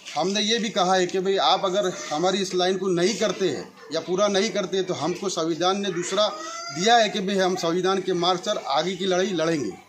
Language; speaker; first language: Hindi; non-native, local second language; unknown